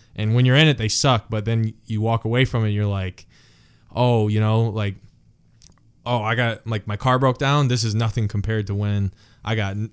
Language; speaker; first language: English; native; English